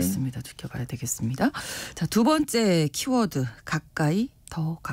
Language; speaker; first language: Korean; native; Korean